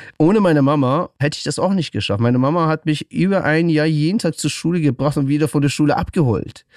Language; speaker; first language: German; early bilingual, other home language; Persian